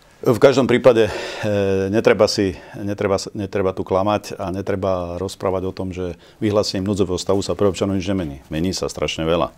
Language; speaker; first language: Slovak; native; Slovak